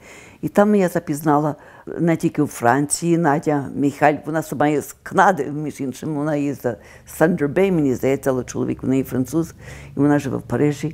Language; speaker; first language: Ukrainian; early bilingual, heritage; Ukrainian